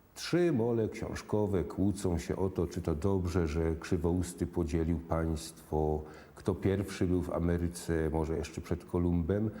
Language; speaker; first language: Polish; native; Polish